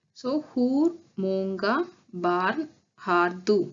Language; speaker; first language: Swedish; non-native, learner; Tamil